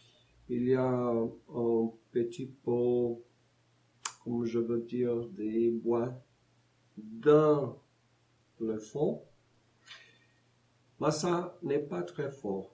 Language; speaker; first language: French; non-native, learner; Portuguese